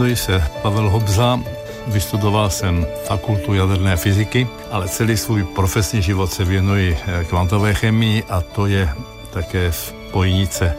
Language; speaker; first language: Czech; native; Czech